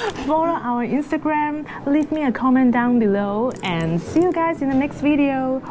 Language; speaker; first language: English; non-native, local second language; Cantonese